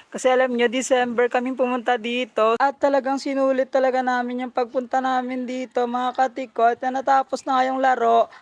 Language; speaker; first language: Filipino; non-native, local second language; Hiligaynon